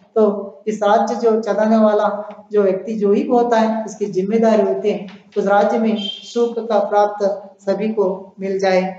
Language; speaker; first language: Hindi; non-native, local second language; Kannada